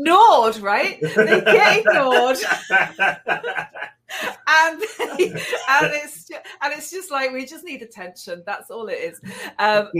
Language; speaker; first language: English; native; English